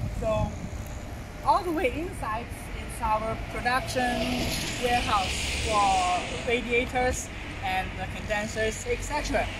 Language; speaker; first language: English; non-native, learner; Chinese